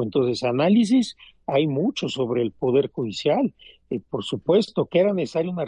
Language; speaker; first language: Spanish; native; Spanish